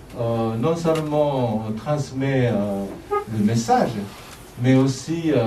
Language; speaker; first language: French; non-native, fluent; Japanese